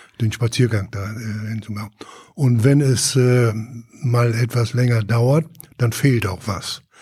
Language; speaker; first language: German; native; German